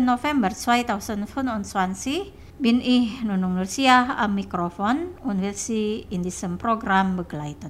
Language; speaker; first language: German; non-native, fluent; Indonesian